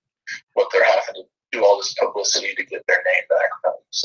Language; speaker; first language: English; native; English